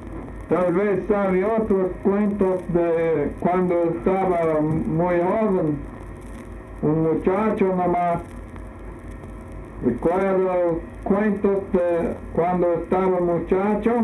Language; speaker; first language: Spanish; non-native, learner; English